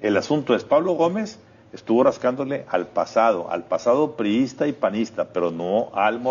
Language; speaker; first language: Spanish; native; Spanish